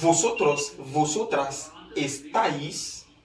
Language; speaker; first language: Spanish; non-native, fluent; Haitian Creole